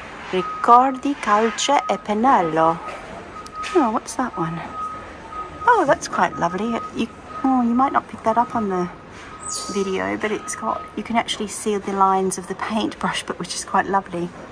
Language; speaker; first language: English; native; English